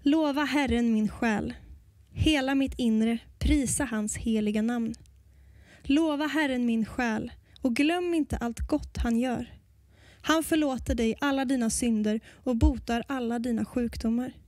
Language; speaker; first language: Swedish; native; Swedish